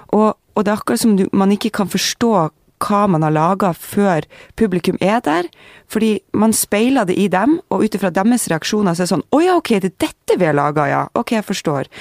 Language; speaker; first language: Norwegian; native; Norwegian